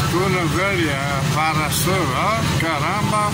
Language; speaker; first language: Portuguese; non-native, learner; English